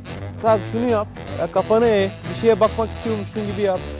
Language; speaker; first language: Turkish; native; Turkish